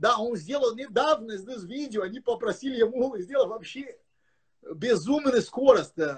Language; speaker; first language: Russian; non-native, learner; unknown